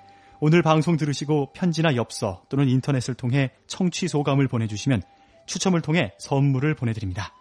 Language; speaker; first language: Korean; native; Korean